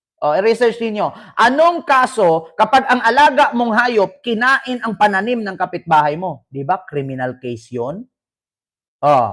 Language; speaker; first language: Filipino; native; Filipino